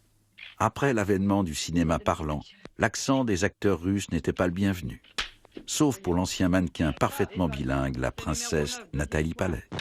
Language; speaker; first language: French; native; French